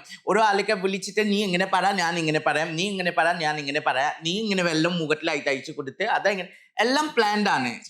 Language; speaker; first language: Malayalam; non-native, learner; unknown